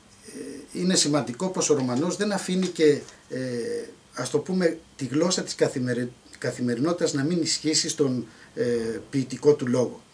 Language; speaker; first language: Greek; native; Greek